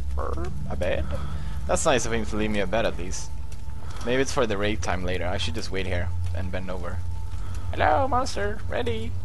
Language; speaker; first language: English; non-native, fluent; Swedish